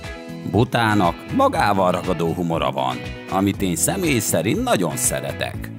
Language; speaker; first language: Hungarian; native; Hungarian